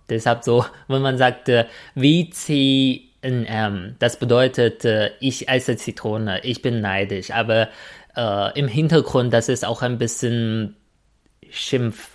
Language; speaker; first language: German; non-native, fluent; Chinese